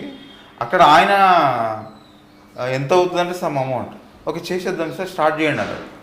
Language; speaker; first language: Telugu; native; Telugu